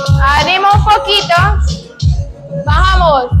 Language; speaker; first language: Spanish; native; Spanish